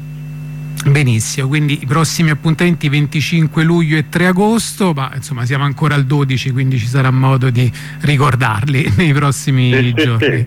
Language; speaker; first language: Italian; native; Italian